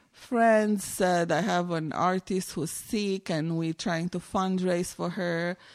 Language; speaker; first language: English; non-native, fluent; Romanian